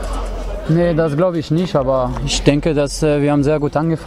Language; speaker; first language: German; non-native, fluent; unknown